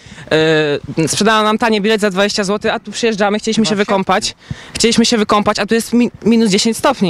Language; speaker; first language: Polish; native; Polish